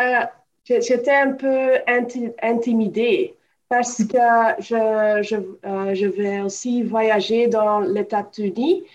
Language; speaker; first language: French; non-native, local second language; Dutch